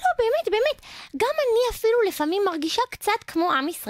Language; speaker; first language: Hebrew; native; Hebrew